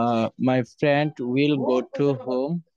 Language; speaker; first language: English; non-native, learner; Bangla